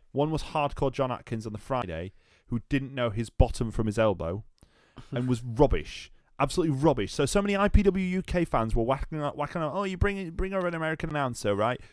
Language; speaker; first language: English; native; English